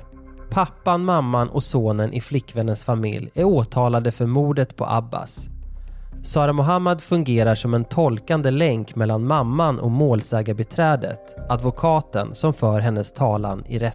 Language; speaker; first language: Swedish; native; Swedish